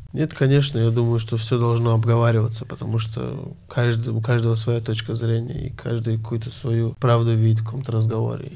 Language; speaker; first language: Russian; early bilingual, other home language; Azerbaijani